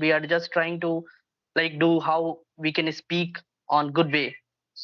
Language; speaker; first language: English; non-native, local second language; Hindi